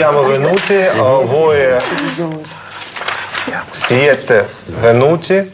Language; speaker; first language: Italian; non-native, learner; Russian